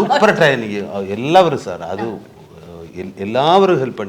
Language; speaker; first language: Tamil; non-native, learner; Malayalam